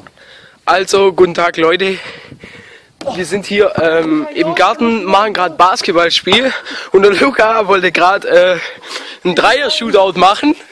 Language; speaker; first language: German; native; German